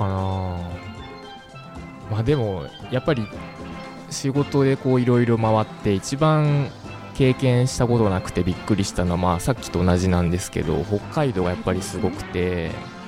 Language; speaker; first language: Japanese; native; Japanese